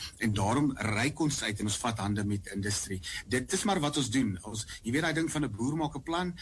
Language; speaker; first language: Afrikaans; native; Afrikaans